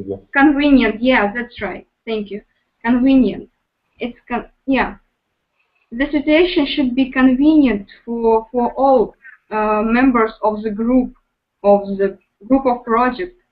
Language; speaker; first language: English; non-native, learner; Russian